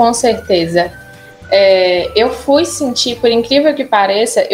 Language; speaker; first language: Portuguese; native; Portuguese